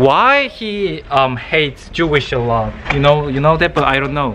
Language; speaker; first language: English; non-native, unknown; Korean